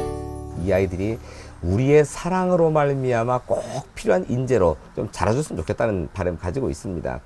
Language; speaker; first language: Korean; native; Korean